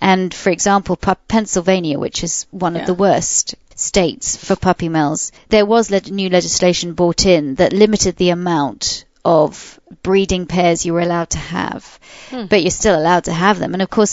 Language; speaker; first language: English; native; English